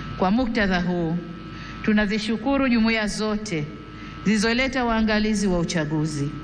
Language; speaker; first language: Swahili; native; Swahili